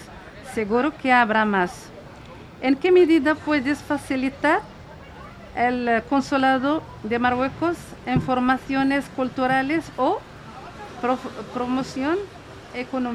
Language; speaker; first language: Spanish; non-native, fluent; Arabic